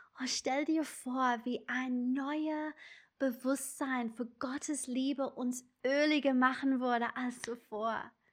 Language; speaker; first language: German; non-native, fluent; English